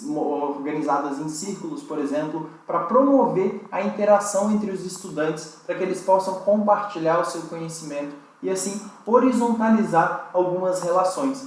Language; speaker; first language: Portuguese; native; Portuguese